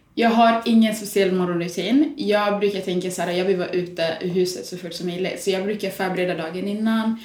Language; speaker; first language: Swedish; early bilingual, other home language; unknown